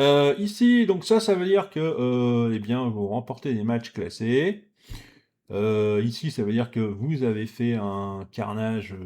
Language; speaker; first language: French; native; French